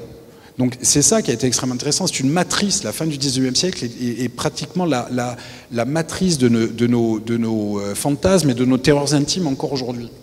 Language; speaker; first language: French; native; French